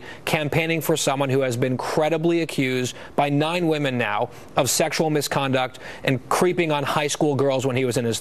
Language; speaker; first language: English; native; English